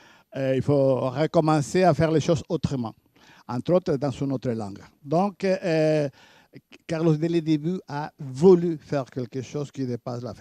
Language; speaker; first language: French; native; French